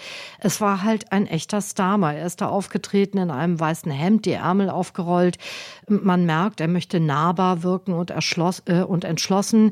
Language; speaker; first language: German; native; German